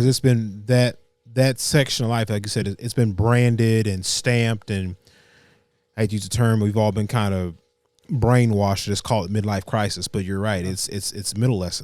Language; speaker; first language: English; native; English